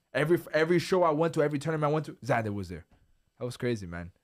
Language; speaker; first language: English; early bilingual, other home language; Spanish